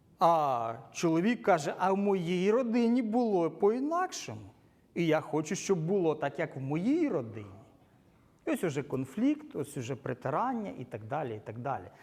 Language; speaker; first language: Ukrainian; non-native, local second language; Russian